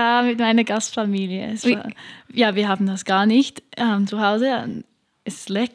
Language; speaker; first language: German; non-native, learner; English